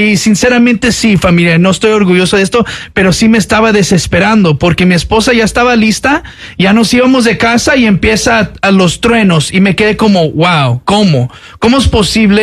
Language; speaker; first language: Spanish; early bilingual, heritage; Spanish